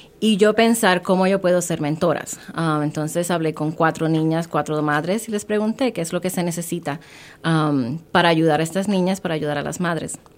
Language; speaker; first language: Spanish; non-native, learner; English